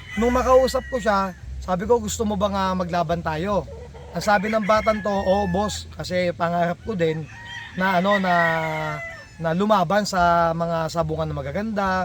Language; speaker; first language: Filipino; native; Filipino